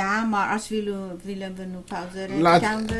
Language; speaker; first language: Dutch; non-native, fluent; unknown